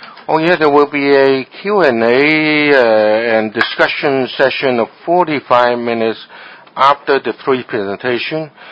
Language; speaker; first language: English; non-native, local second language; Cantonese